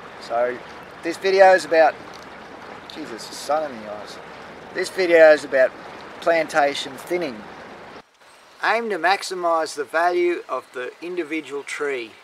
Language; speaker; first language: English; native; English